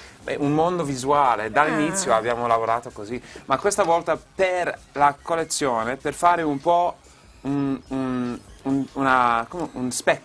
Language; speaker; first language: Italian; non-native, fluent; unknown